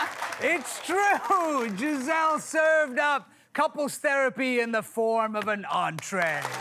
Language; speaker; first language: English; native; English